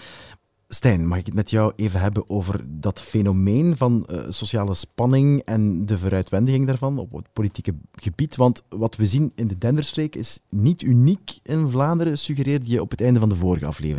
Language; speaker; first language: Dutch; native; Dutch